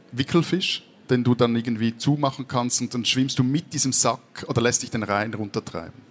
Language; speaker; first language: German; native; German